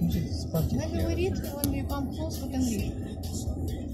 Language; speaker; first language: English; non-native, learner; Russian